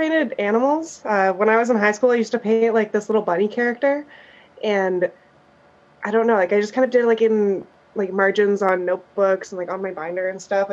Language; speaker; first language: English; native; English